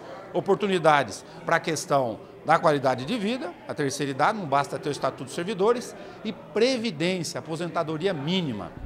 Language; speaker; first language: Portuguese; native; Portuguese